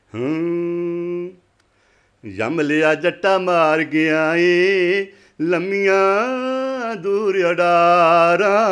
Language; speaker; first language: Punjabi; native; Punjabi